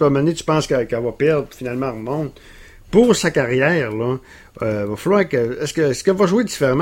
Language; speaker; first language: French; native; French